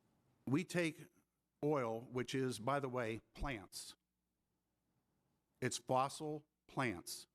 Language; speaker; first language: English; native; English